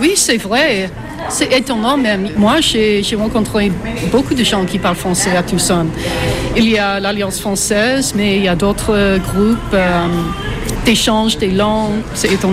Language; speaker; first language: French; non-native, fluent; English